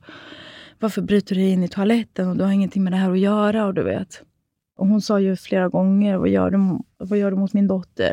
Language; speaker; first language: Swedish; native; Swedish